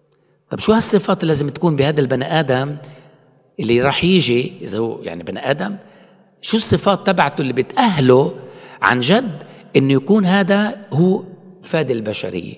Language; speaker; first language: Arabic; native; Arabic